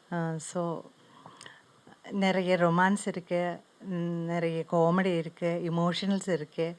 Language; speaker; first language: Tamil; non-native, learner; Malayalam